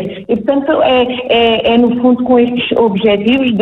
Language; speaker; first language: Portuguese; native; Portuguese